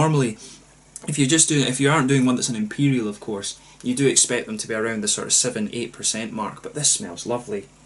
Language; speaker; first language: English; native; English